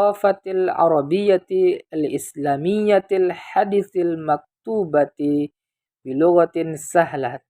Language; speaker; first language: Arabic; non-native, learner; Indonesian